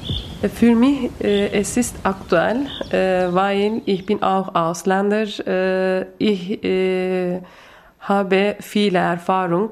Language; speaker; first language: German; non-native, learner; Turkish